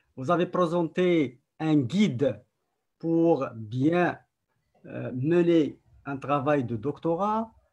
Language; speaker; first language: French; non-native, local second language; Arabic